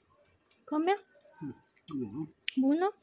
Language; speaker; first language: Italian; non-native, learner; Vietnamese